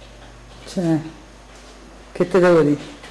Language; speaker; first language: Italian; native; Italian